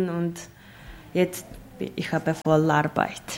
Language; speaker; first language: German; non-native, learner; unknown